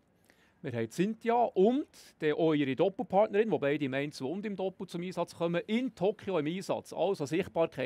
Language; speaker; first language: German; native; German